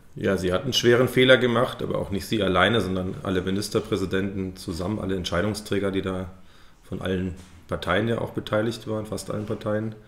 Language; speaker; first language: German; native; German